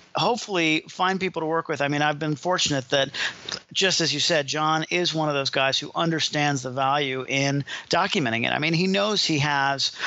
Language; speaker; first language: English; native; English